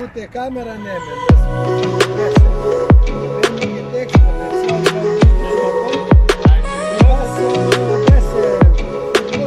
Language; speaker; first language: German; non-native, learner; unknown